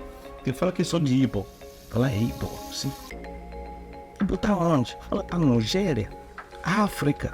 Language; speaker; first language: Portuguese; non-native, learner; Igbo